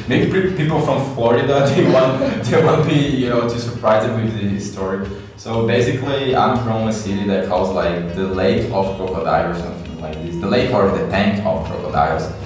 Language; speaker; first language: English; non-native, fluent; Portuguese